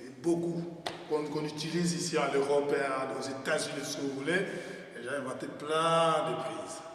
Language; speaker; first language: French; non-native, local second language; Lingala